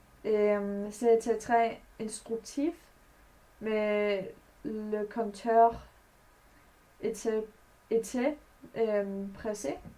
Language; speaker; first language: French; non-native, learner; Danish